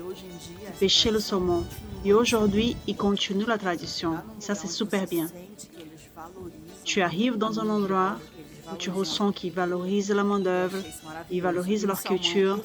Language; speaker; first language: French; non-native, fluent; Portuguese